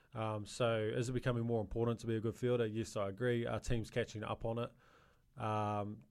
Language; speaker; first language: English; native; English